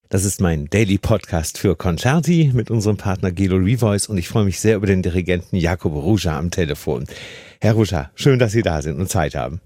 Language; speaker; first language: German; native; German